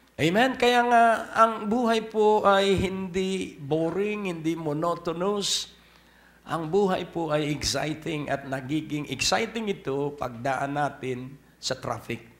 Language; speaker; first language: Filipino; native; Filipino